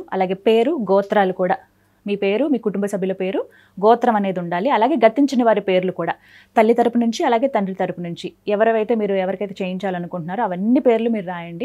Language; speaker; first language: Telugu; native; Telugu